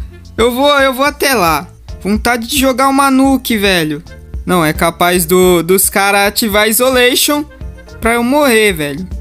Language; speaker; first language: Portuguese; native; Portuguese